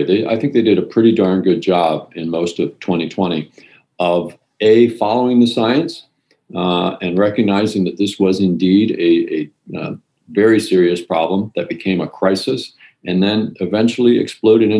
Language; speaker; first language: English; native; English